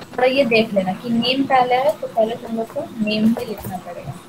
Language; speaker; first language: Hindi; non-native, local second language; Bangla